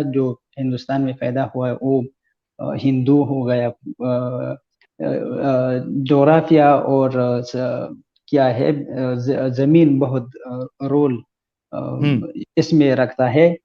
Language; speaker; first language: Hindi; non-native, learner; Pashto